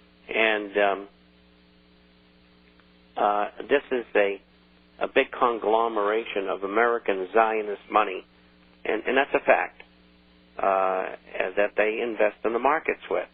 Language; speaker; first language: English; native; English